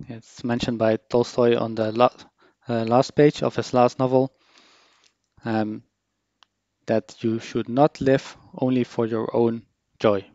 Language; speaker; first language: English; non-native, fluent; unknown